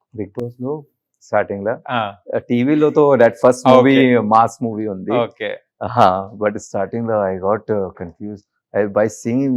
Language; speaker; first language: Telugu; non-native, learner; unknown